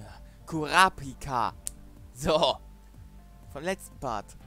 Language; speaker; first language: German; native; German